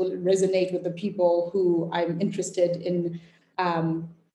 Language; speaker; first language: English; non-native, local second language; Shona